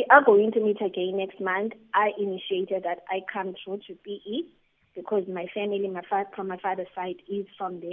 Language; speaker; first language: English; non-native, local second language; Xhosa